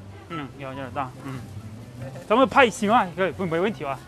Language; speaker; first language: Chinese; non-native, fluent; Russian